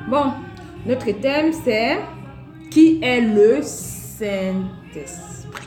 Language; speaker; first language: French; non-native, local second language; Basaa